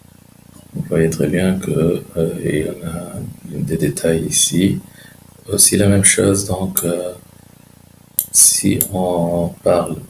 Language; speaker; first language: French; non-native, local second language; Arabic